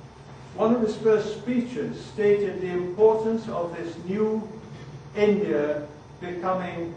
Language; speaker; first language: English; native; English